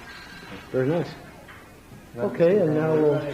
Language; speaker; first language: English; native; English